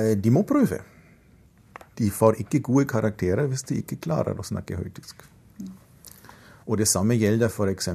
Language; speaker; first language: Norwegian; non-native, fluent; German